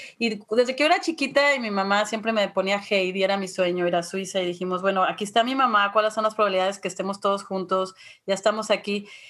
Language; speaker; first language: Spanish; native; Spanish